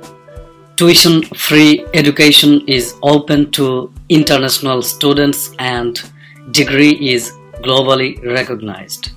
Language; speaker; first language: English; non-native, fluent; Bangla